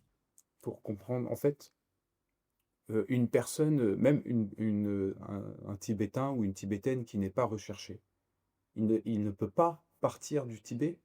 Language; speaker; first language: French; native; French